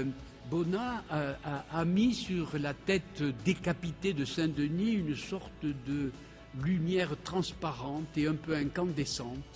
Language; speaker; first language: French; native; French